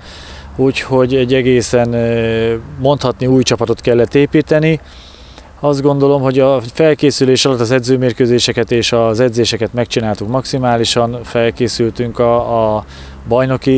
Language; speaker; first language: Hungarian; native; Hungarian